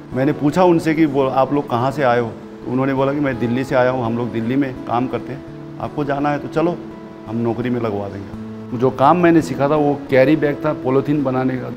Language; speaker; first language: Hindi; early bilingual, other home language; Nepali